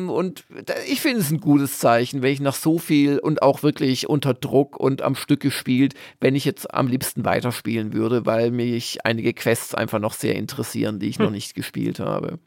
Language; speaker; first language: German; native; German